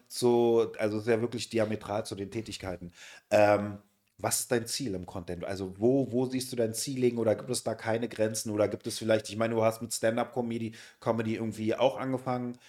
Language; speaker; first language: German; native; German